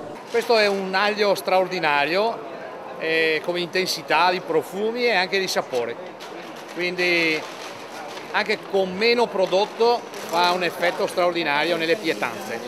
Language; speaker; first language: Italian; native; Italian